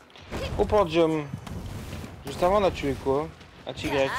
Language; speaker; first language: French; native; French